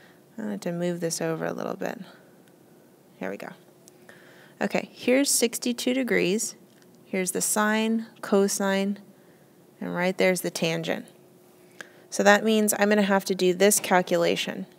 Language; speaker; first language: English; native; English